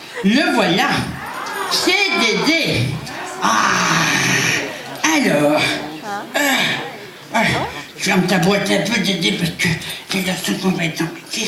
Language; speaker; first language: French; native; French